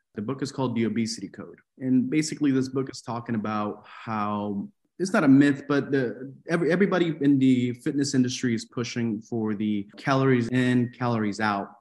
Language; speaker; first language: English; non-native, fluent; Spanish